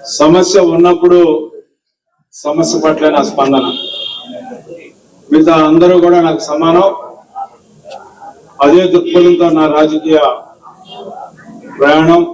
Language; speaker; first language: Telugu; native; Telugu